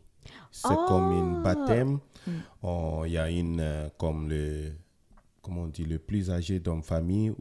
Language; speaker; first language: French; non-native, fluent; Ewe